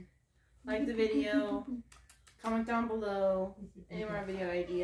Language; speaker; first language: English; native; English